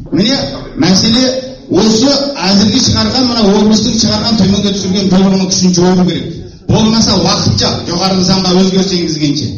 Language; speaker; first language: Kazakh; early bilingual, heritage; Kazakh